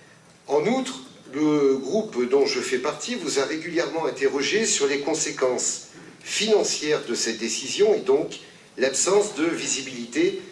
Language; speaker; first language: French; native; French